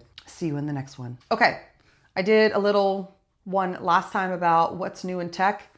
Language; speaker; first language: English; native; English